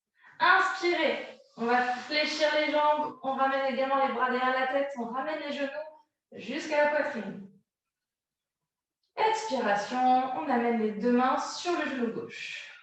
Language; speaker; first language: French; native; French